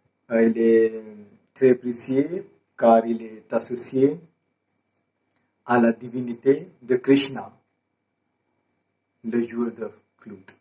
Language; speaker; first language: French; non-native, fluent; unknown